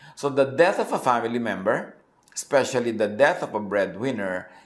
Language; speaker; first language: English; non-native, local second language; Filipino